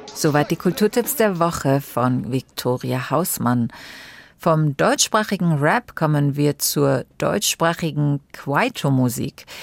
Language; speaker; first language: German; native; German